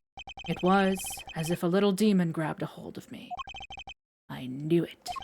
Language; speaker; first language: English; native; English